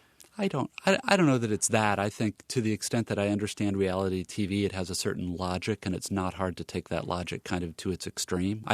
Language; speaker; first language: English; native; English